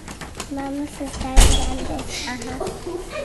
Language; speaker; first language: Spanish; early bilingual, other home language; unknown